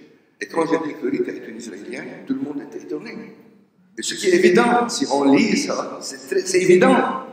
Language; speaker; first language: French; non-native, local second language; Arabic